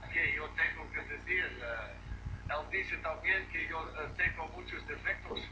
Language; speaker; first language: Spanish; non-native, fluent; Dutch